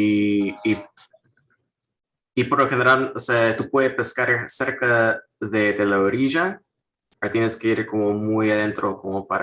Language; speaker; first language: Spanish; non-native, fluent; English